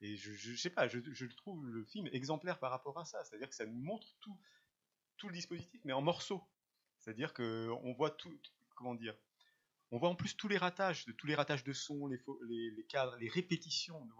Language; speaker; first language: French; native; French